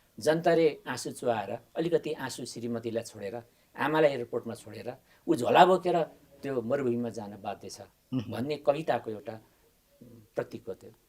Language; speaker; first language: Nepali; non-native, local second language; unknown